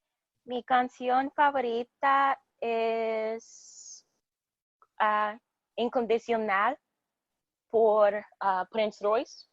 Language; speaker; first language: Spanish; non-native, learner; English